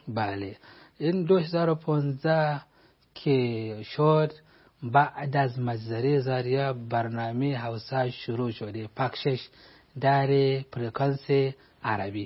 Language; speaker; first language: Persian; non-native, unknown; Hausa